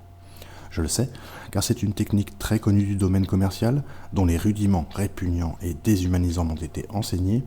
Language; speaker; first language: French; native; French